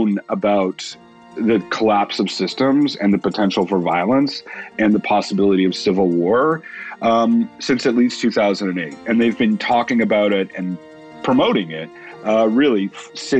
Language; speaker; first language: English; native; English